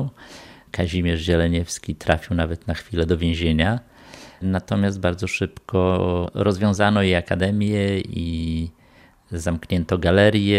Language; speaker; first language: Polish; native; Polish